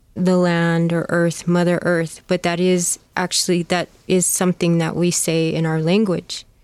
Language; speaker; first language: English; native; English